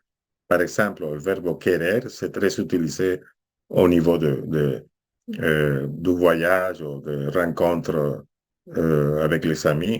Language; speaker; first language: French; non-native, fluent; Spanish